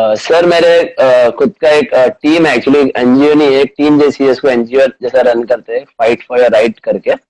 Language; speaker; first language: Hindi; non-native, local second language; Marathi